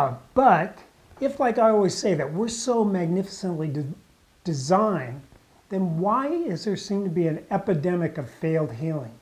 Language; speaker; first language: English; native; English